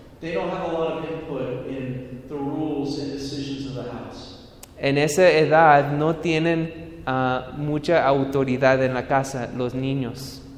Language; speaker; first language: Spanish; non-native, fluent; English